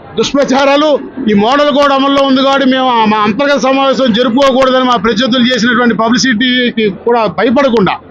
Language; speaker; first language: Telugu; native; Telugu